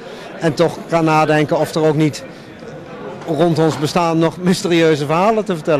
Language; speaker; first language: Dutch; native; Dutch